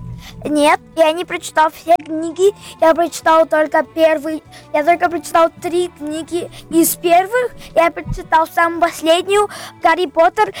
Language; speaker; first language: Russian; early bilingual, heritage; Russian